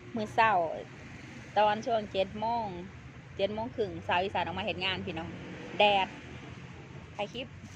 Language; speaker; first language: Thai; native; Thai